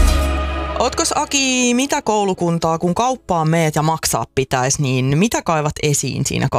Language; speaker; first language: Finnish; native; Finnish